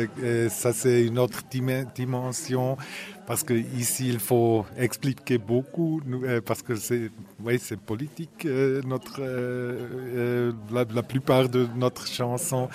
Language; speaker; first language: French; non-native, local second language; German